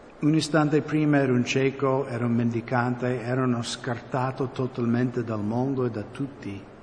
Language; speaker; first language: Italian; non-native, fluent; English